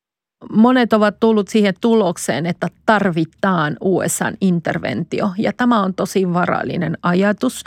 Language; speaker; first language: Finnish; non-native, fluent; Spanish